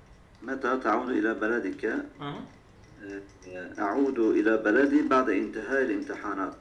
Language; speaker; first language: Arabic; non-native, learner; Turkish